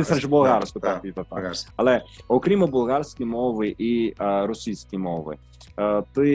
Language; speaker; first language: Ukrainian; non-native, fluent; Italian